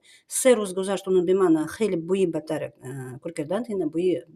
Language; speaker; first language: Persian; non-native, learner; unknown